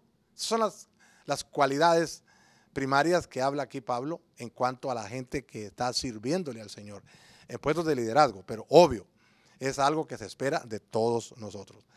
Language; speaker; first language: Spanish; native; Spanish